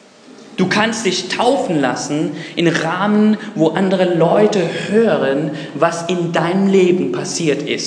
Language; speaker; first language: German; non-native, fluent; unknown